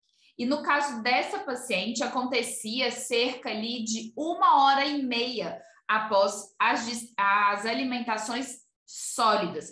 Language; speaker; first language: Portuguese; native; Portuguese